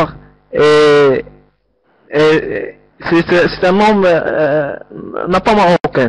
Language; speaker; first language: French; non-native, learner; Arabic